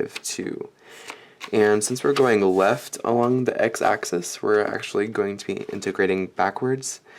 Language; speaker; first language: English; native; English